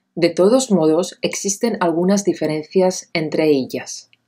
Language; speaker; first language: Spanish; non-native, fluent; Czech